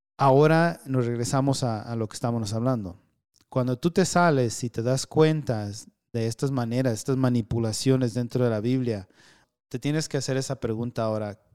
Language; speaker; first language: Spanish; early bilingual, heritage; Spanish